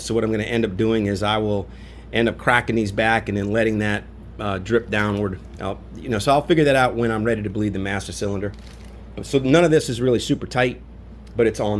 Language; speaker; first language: English; native; English